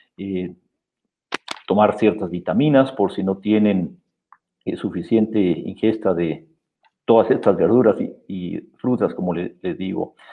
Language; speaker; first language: Spanish; native; Spanish